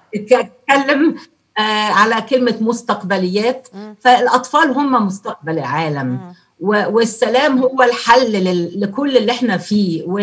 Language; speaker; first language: Arabic; native; Arabic